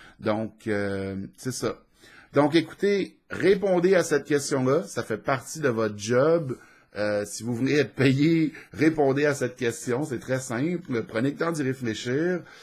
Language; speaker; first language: French; native; French